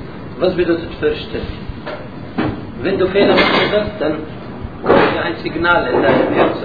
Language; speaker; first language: German; non-native, learner; Arabic